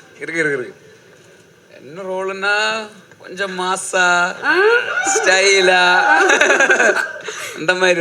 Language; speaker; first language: Tamil; non-native, learner; Malayalam